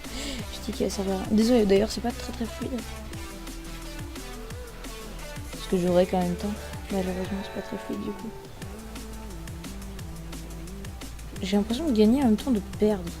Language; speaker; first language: French; native; French